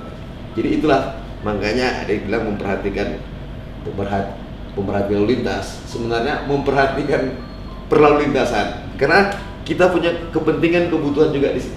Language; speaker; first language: Indonesian; native; Indonesian